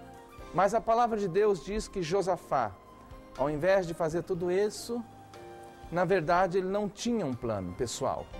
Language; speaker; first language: Portuguese; native; Portuguese